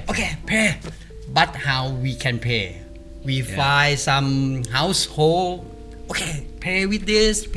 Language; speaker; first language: English; non-native, learner; Thai